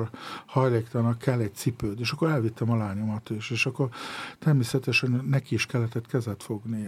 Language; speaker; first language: Hungarian; early bilingual, heritage; Hungarian